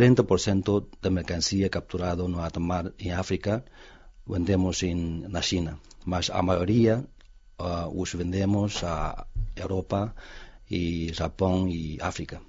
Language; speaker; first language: Portuguese; non-native, fluent; Chinese